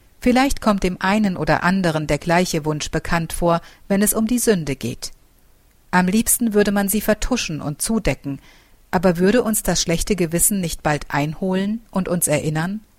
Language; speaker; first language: German; native; German